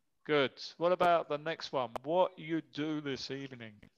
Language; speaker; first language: English; native; English